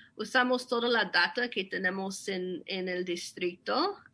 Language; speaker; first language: Spanish; non-native, fluent; English